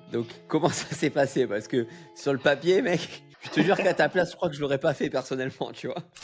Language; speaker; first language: French; native; French